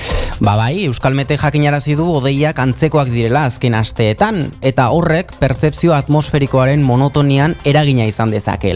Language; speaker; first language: Basque; native; Basque